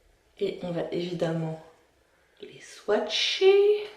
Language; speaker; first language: French; native; French